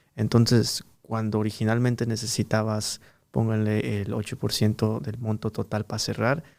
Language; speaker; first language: Spanish; early bilingual, heritage; Spanish